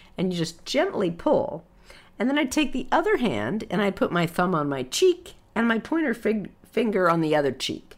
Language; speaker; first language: English; native; English